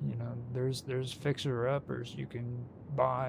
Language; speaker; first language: English; native; English